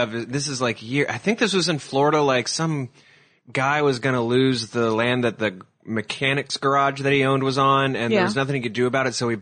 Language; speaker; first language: English; native; English